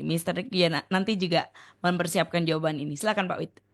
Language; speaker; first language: Indonesian; native; Indonesian